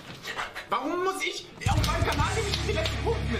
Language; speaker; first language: German; native; German